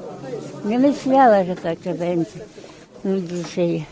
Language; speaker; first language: Polish; early bilingual, heritage; Polish